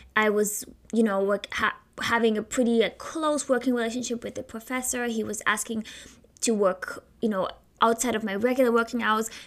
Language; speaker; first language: English; non-native, fluent; German